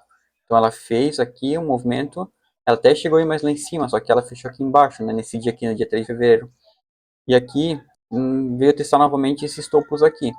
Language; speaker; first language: Portuguese; native; Portuguese